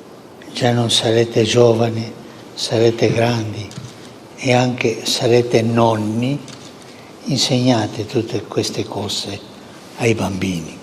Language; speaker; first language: Italian; non-native, fluent; Spanish